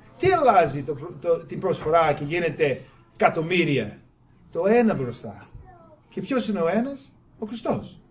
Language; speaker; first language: Greek; non-native, fluent; English